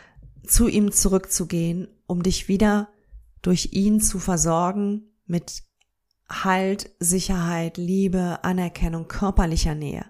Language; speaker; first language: German; native; German